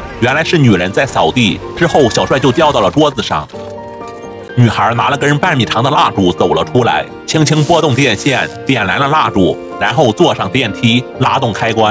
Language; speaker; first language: Chinese; native; Chinese